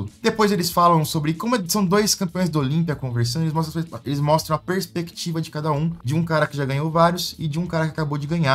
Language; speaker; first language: Portuguese; native; Portuguese